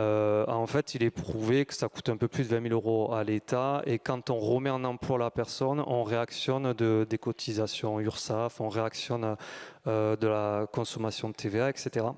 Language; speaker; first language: French; native; French